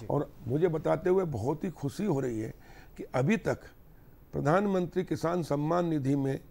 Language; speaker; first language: Hindi; native; Hindi